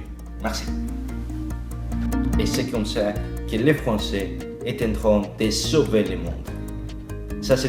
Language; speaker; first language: French; non-native, learner; English